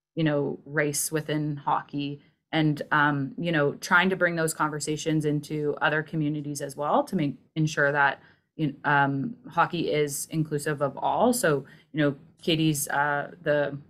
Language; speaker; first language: English; native; English